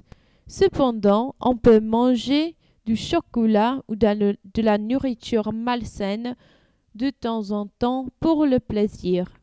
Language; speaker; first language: French; non-native, learner; English